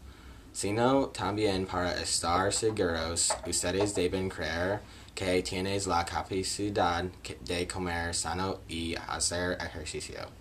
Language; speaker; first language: Spanish; non-native, learner; English